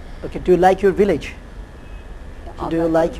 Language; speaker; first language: English; non-native, fluent; Bangla